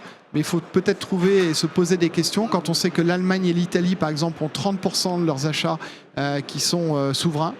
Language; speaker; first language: French; native; French